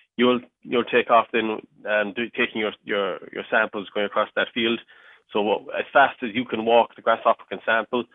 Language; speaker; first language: English; native; English